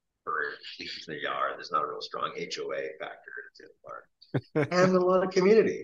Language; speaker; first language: English; native; English